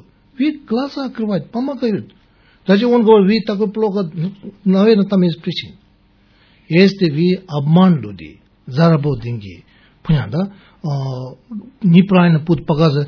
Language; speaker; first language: Russian; non-native, learner; Tibetan